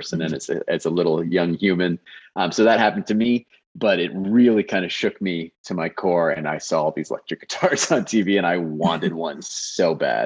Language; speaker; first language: English; native; English